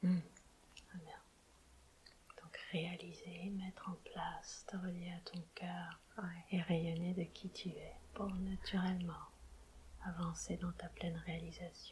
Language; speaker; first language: French; native; French